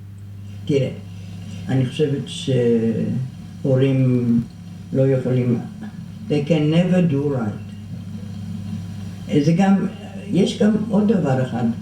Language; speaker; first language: Hebrew; non-native, fluent; German